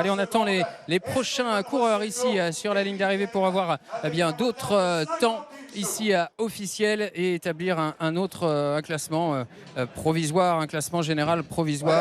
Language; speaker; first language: French; native; French